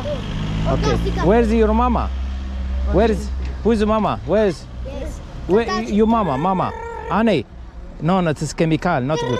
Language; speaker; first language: English; non-native, learner; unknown